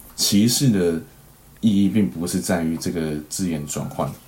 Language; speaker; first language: Chinese; native; Chinese